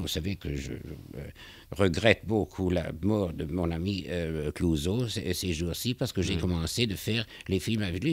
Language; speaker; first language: French; non-native, fluent; German